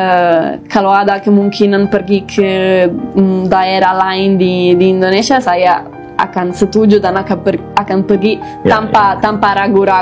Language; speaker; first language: Indonesian; non-native, fluent; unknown